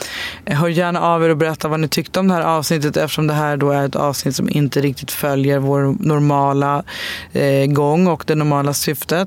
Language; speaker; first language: Swedish; native; Swedish